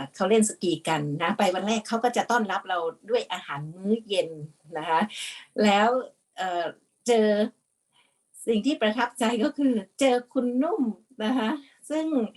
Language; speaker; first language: Thai; native; Thai